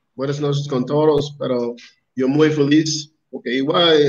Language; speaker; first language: Spanish; non-native, learner; English